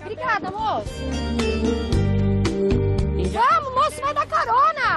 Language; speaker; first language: Portuguese; native; Portuguese